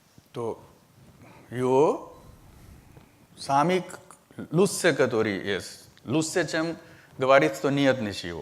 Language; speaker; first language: Russian; non-native, learner; Hindi